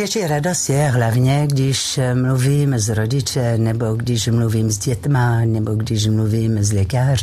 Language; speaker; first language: Czech; non-native, fluent; French